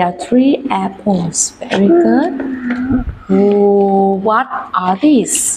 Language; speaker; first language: English; non-native, fluent; Vietnamese